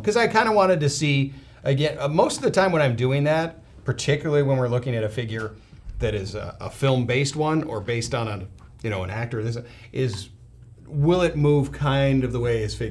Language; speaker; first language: English; native; English